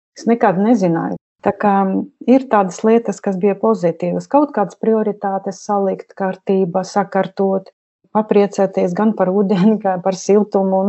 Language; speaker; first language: Latvian; non-native, local second language; Russian